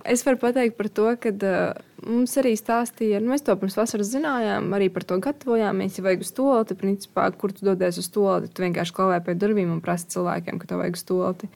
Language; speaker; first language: Latvian; native; Latvian